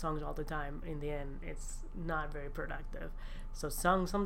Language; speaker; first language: English; non-native, fluent; Spanish